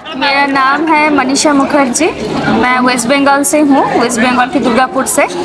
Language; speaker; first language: Hindi; non-native, local second language; Bangla